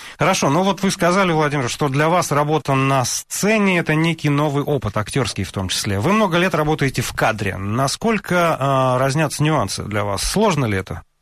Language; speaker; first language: Russian; native; Russian